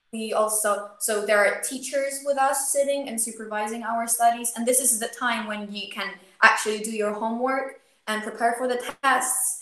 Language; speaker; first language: English; non-native, fluent; Ukrainian